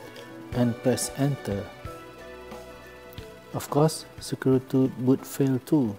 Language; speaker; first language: English; non-native, local second language; Malay